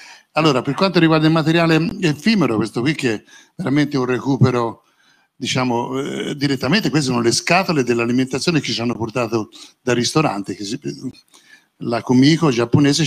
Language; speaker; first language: Italian; native; Italian